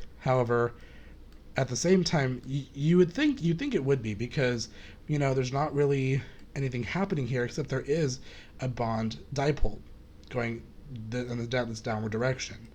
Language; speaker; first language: English; native; English